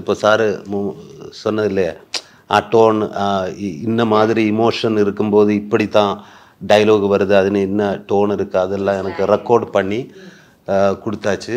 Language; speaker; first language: Tamil; non-native, learner; Malayalam